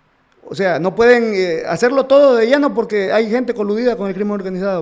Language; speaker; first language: Spanish; native; Spanish